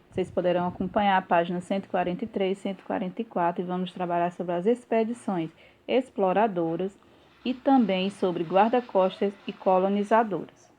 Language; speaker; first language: Portuguese; native; Portuguese